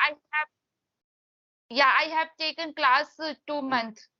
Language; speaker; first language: English; non-native, learner; Hindi